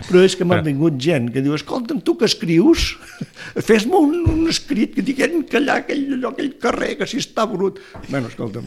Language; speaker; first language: Catalan; native; Catalan